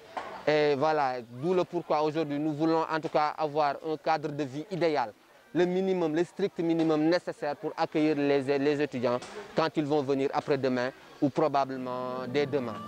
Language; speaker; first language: French; non-native, local second language; Wolof